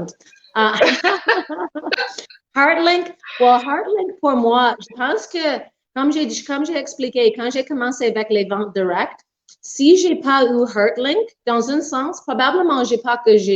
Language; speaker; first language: French; non-native, local second language; English